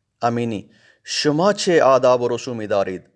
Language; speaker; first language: Persian; non-native, fluent; Urdu